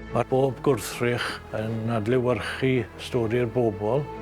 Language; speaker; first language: Welsh; native; Welsh